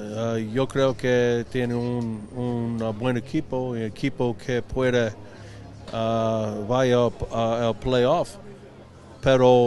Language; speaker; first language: Spanish; non-native, learner; English